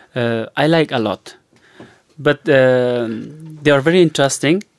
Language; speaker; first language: English; non-native, learner; Persian